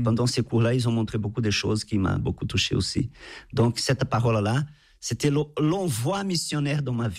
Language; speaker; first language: French; non-native, fluent; Portuguese